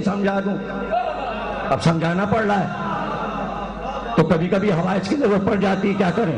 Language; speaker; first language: Urdu; native; Urdu